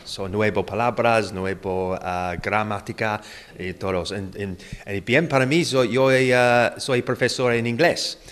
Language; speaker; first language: Spanish; non-native, learner; English